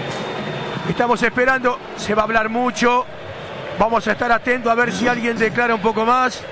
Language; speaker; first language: Spanish; native; Spanish